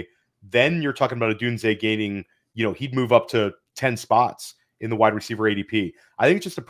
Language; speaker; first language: English; native; English